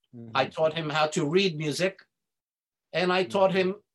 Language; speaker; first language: English; native; English